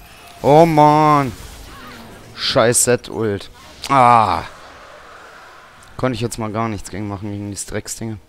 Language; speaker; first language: German; native; German